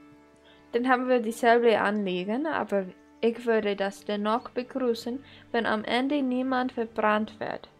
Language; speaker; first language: German; non-native, learner; English